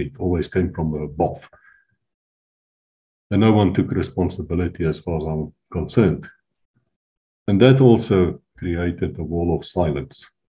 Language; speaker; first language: English; non-native, local second language; Afrikaans